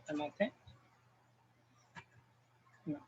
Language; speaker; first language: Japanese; non-native, fluent; Filipino